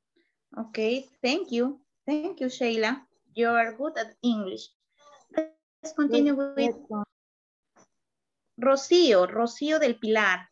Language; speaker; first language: English; non-native, learner; Spanish